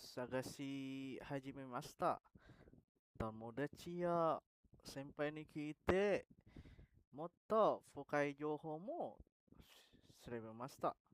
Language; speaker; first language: Japanese; non-native, learner; Indonesian